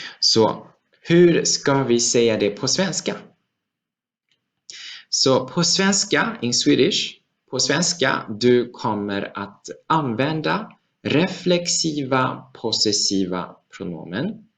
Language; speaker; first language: Swedish; non-native, fluent; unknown